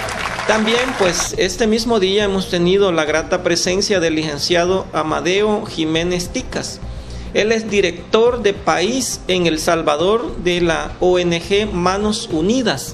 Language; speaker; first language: Spanish; native; Spanish